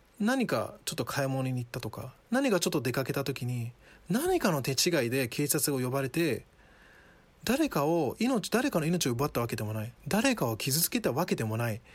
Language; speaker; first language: Japanese; early bilingual, other home language; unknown